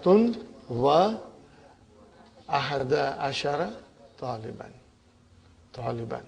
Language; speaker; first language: Arabic; non-native, fluent; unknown